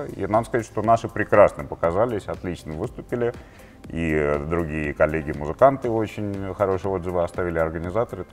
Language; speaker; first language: Russian; native; Russian